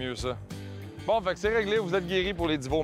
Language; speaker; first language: French; native; French